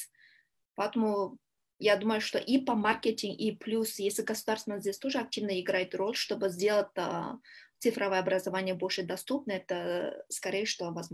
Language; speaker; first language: Russian; non-native, learner; Kyrgyz